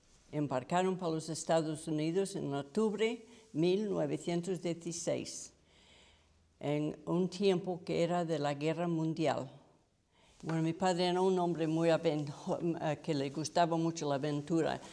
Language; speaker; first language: Spanish; early bilingual, heritage; Spanish